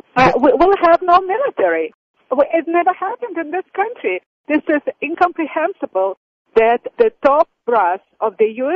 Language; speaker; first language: English; non-native, fluent; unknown